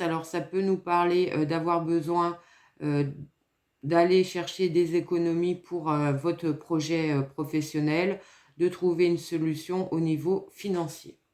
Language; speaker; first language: French; native; French